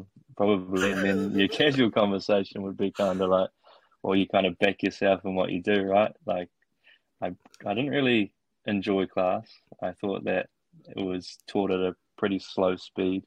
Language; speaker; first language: English; native; English